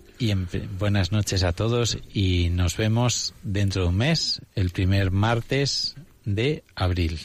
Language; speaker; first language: Spanish; native; Spanish